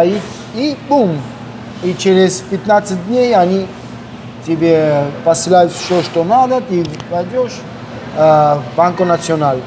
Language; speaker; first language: Russian; non-native, local second language; Armenian